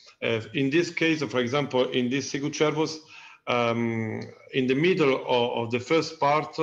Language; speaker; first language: English; non-native, learner; Italian